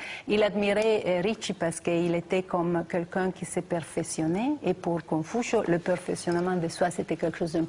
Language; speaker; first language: French; non-native, fluent; Italian